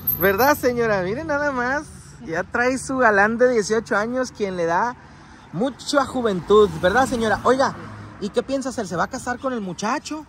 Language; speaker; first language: Spanish; native; Spanish